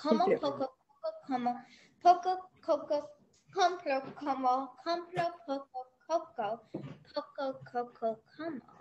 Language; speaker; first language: Spanish; non-native, learner; English